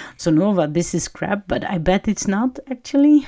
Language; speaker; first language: English; non-native, fluent; Dutch